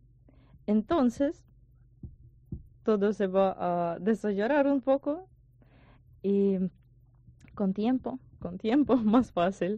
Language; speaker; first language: Spanish; non-native, learner; Ukrainian